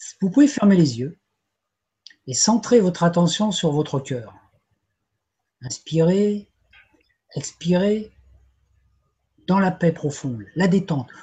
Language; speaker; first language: French; native; French